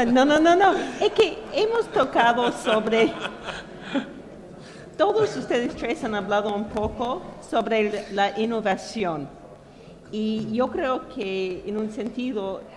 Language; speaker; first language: Spanish; non-native, fluent; English